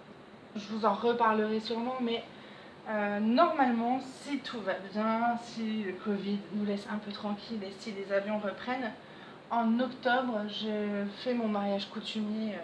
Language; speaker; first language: French; native; French